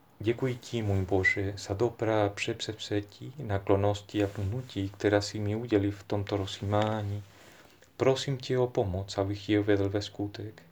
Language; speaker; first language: Czech; non-native, fluent; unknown